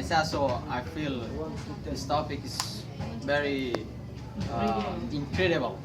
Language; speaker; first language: English; non-native, learner; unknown